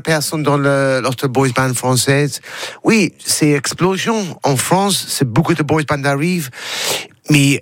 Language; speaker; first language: French; non-native, learner; English